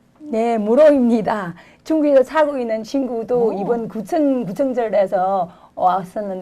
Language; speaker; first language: Korean; non-native, fluent; Chinese